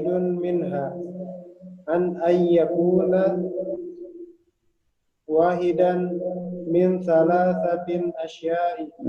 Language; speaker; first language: Arabic; non-native, learner; Indonesian